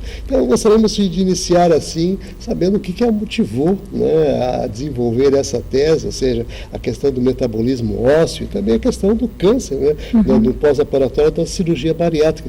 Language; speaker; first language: Portuguese; native; Portuguese